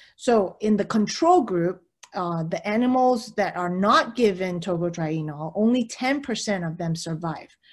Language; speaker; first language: English; early bilingual, other home language; Chinese